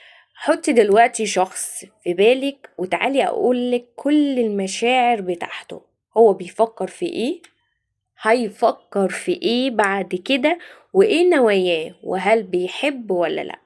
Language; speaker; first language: Arabic; native; Arabic